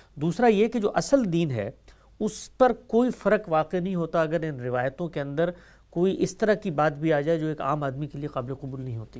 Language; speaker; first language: Urdu; native; Urdu